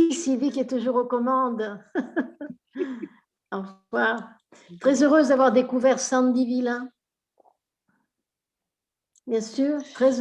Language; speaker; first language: French; native; French